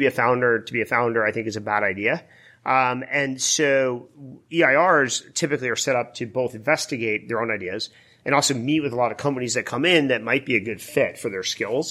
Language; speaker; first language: English; native; English